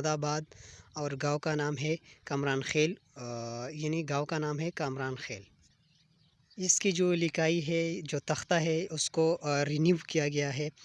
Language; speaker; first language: Urdu; non-native, local second language; Pashto